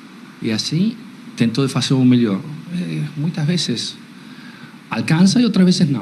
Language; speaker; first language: Portuguese; non-native, learner; Spanish